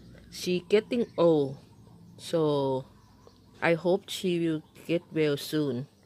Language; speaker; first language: English; non-native, learner; Thai